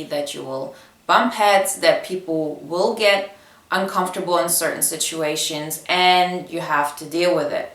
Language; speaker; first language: English; non-native, fluent; Bulgarian